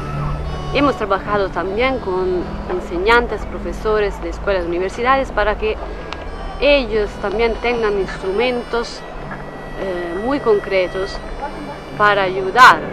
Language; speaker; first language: Spanish; non-native, fluent; Italian